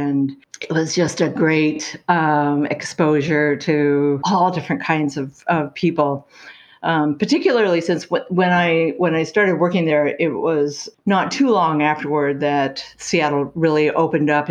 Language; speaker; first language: English; native; English